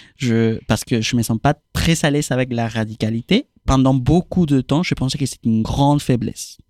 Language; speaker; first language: French; non-native, fluent; Spanish